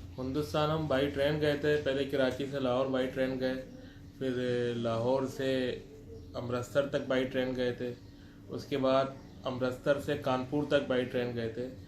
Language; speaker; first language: Urdu; native; Urdu